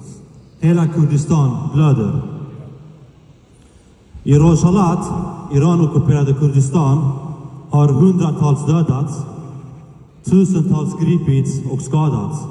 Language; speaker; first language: Swedish; early bilingual, other home language; Kurdish